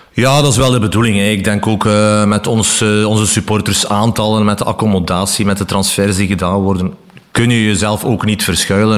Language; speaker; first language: Dutch; native; Dutch